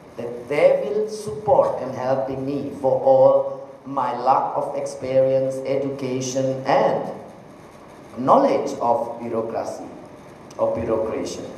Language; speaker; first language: English; non-native, fluent; Indonesian